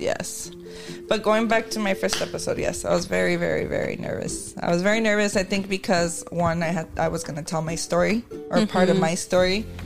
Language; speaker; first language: English; native; English